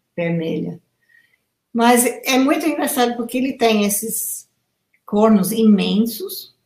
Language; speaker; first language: Portuguese; non-native, fluent; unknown